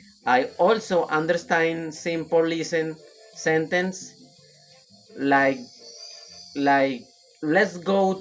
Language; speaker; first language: English; non-native, learner; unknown